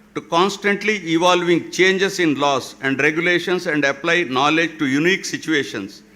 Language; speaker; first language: English; non-native, local second language; Kannada